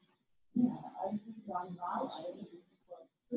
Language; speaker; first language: English; non-native, learner; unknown